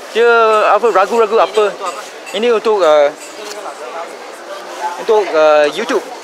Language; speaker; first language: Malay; non-native, local second language; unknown